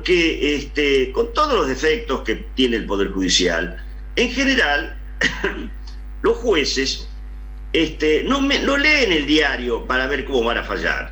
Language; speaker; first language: Spanish; native; Spanish